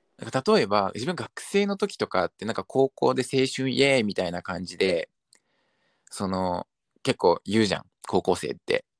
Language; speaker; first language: Japanese; early bilingual, other home language; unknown